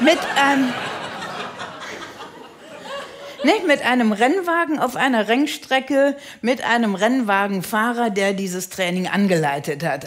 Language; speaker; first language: German; native; German